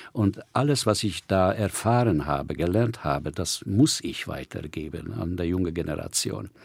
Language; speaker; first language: German; non-native, fluent; Hungarian